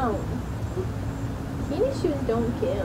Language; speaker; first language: English; native; English